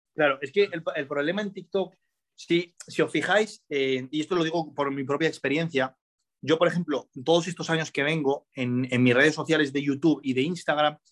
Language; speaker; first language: Spanish; early bilingual, other home language; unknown